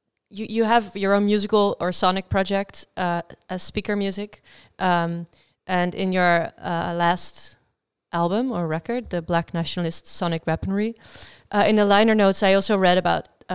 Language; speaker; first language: English; non-native, fluent; Dutch